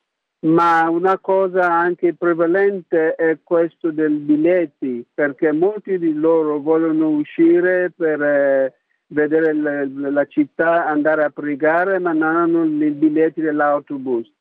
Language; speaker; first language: Italian; non-native, local second language; English